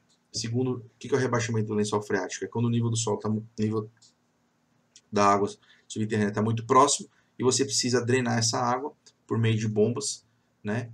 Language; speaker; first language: Portuguese; native; Portuguese